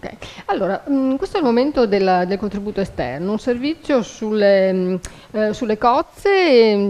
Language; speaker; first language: Italian; native; Italian